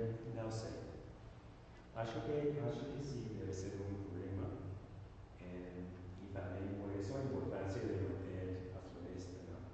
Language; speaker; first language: Portuguese; non-native, learner; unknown